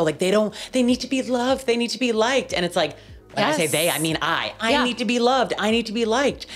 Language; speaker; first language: English; native; English